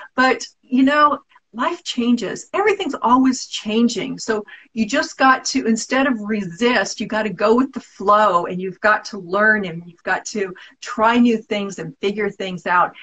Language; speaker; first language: English; native; English